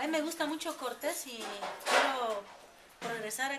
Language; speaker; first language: Spanish; native; Spanish